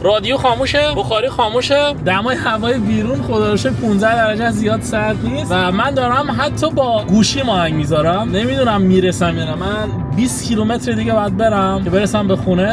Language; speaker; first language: Persian; native; Persian